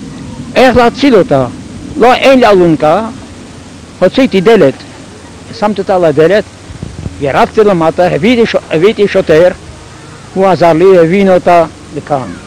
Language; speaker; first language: Hebrew; non-native, fluent; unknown